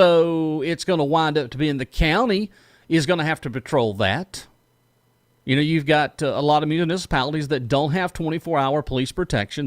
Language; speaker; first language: English; native; English